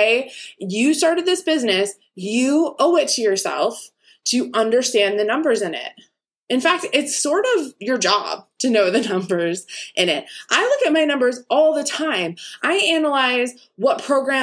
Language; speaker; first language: English; native; English